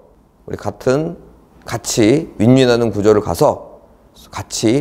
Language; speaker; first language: Korean; native; Korean